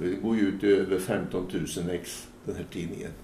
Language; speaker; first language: Swedish; native; Swedish